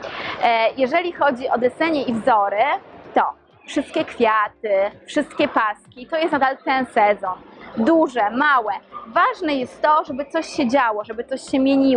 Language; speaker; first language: Polish; native; Polish